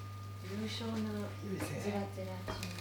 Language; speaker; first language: Japanese; native; Japanese